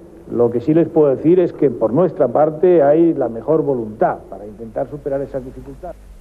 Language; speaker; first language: Spanish; native; Spanish